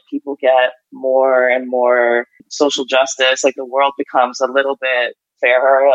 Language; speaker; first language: English; early bilingual, other home language; Ukrainian